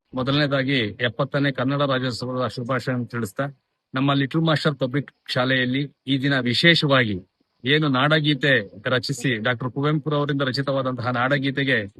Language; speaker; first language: Kannada; native; Kannada